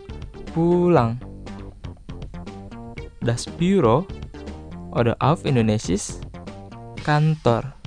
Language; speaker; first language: German; non-native, fluent; Indonesian